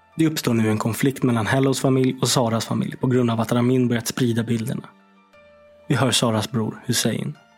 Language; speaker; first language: Swedish; native; Swedish